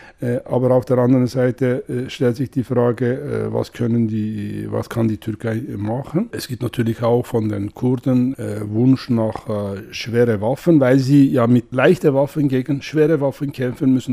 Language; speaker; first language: German; non-native, fluent; Kurdish